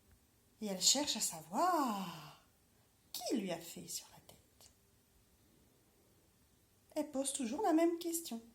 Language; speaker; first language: French; native; French